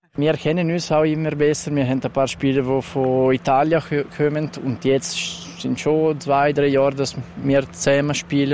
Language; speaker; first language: German; non-native, local second language; Italian